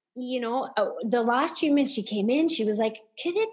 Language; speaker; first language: English; non-native, fluent; French